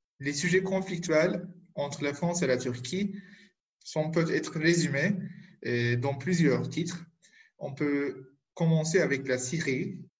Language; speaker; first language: French; non-native, fluent; Turkish